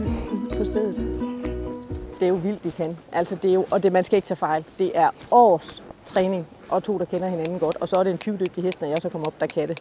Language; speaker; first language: Danish; native; Danish